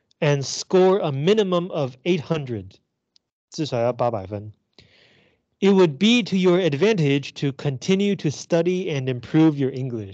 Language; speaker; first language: English; non-native, fluent; Chinese